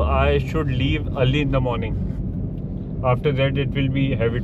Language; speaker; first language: English; non-native, local second language; Urdu